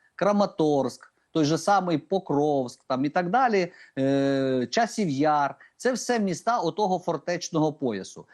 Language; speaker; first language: Ukrainian; native; Ukrainian